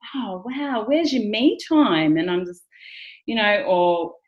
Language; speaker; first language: English; native; English